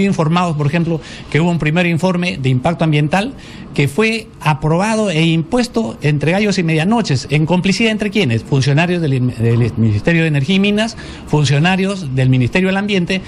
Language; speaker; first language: Spanish; native; Spanish